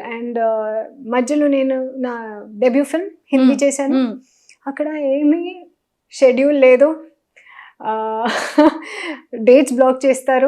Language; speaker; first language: Telugu; non-native, local second language; Hindi